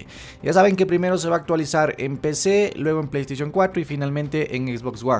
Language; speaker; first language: Spanish; native; Spanish